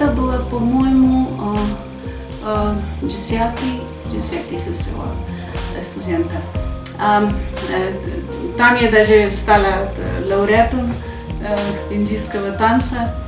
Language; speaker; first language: Russian; non-native, fluent; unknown